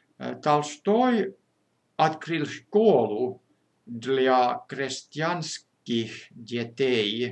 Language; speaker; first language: Russian; non-native, fluent; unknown